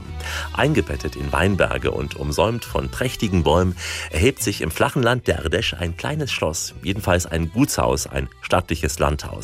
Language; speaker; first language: German; native; German